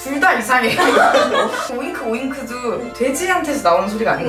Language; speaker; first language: Korean; native; Korean